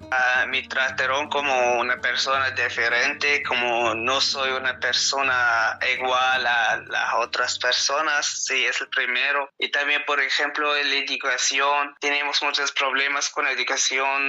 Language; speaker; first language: Spanish; non-native, learner; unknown